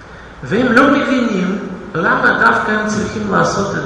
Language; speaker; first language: Hebrew; non-native, fluent; Russian